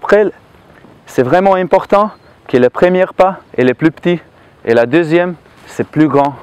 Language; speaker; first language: French; non-native, learner; Slovenian